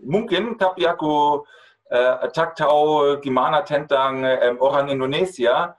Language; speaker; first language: Indonesian; non-native, fluent; German